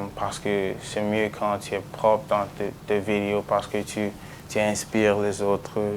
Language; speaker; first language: French; non-native, local second language; English